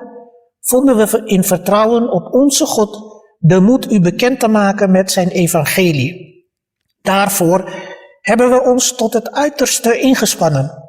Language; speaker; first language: Dutch; early bilingual, other home language; Malay